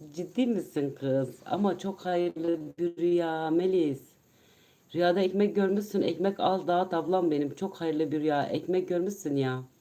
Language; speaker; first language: Turkish; native; Turkish